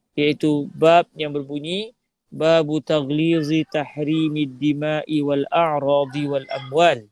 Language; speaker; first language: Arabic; non-native, fluent; Malay